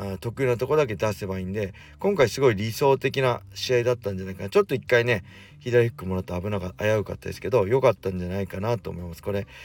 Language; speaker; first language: Japanese; native; Japanese